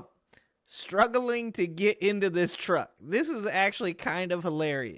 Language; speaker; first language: English; native; English